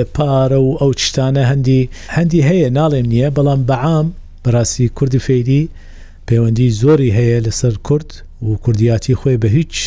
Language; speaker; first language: Central Kurdish; non-native, local second language; Southern Kurdish